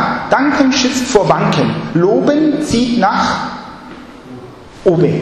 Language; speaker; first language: German; non-native, fluent; Chinese